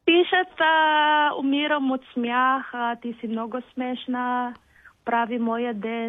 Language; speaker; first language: Bulgarian; non-native, learner; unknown